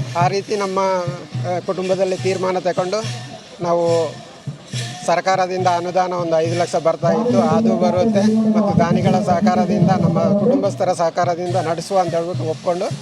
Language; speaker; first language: Kannada; non-native, local second language; Kodava